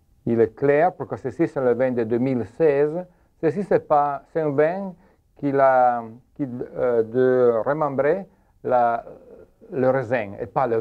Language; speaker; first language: French; non-native, learner; Italian